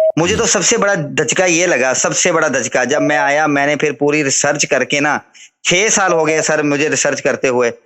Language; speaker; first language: Urdu; non-native, local second language; Punjabi